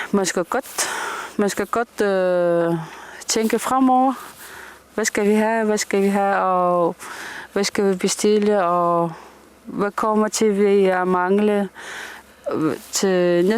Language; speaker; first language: Danish; non-native, local second language; Kalaallisut